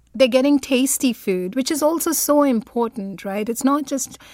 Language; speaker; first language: English; non-native, local second language; Malayalam